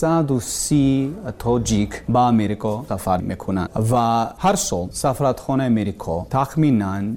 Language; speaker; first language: Persian; non-native, learner; English